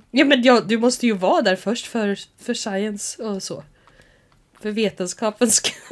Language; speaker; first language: Swedish; native; Swedish